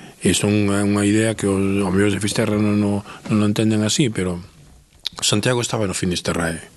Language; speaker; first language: Galician; native; Galician